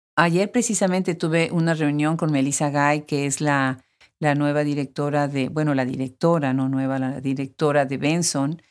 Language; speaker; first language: Spanish; native; Spanish